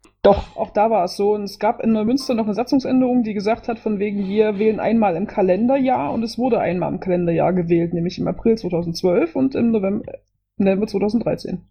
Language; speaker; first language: German; native; German